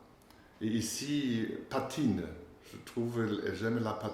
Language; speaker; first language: French; non-native, fluent; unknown